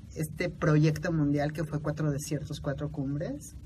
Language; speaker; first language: Spanish; native; Spanish